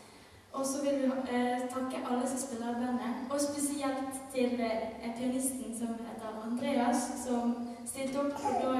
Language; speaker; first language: Norwegian; native; Norwegian